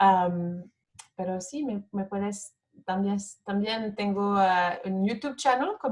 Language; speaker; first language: Spanish; non-native, fluent; French